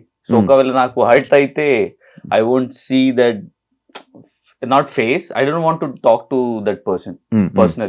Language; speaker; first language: Telugu; non-native, learner; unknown